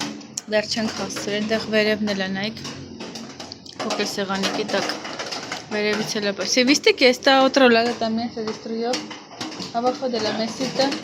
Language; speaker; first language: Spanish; non-native, fluent; Armenian